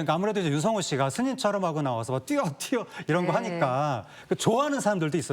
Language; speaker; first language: Korean; native; Korean